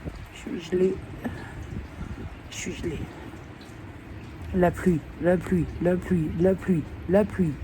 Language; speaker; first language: French; native; French